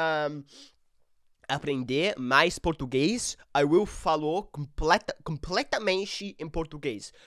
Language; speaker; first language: Portuguese; non-native, learner; English